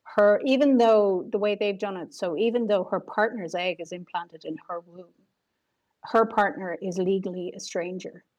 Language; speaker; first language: English; native; English